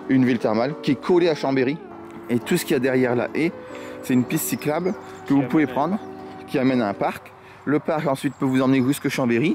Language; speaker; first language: French; native; French